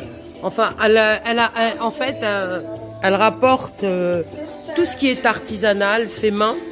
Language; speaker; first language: French; native; French